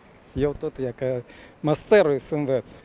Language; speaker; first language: Romanian; non-native, local second language; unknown